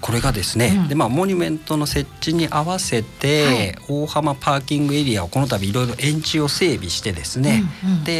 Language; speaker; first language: Japanese; native; Japanese